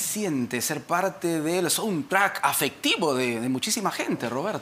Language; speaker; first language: Spanish; native; Spanish